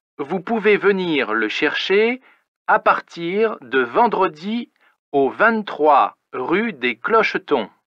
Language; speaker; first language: French; native; French